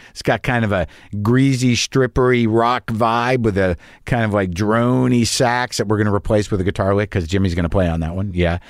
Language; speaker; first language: English; native; English